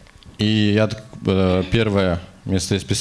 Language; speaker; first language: Russian; native; Russian